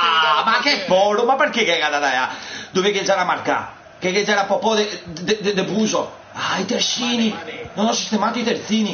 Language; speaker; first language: Italian; native; Italian